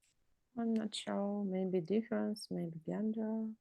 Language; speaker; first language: English; non-native, learner; Russian